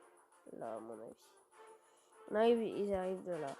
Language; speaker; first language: French; native; French